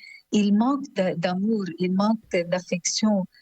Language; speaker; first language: French; non-native, local second language; Arabic